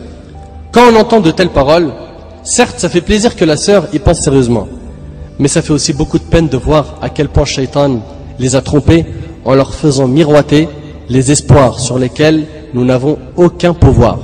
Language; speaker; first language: French; native; French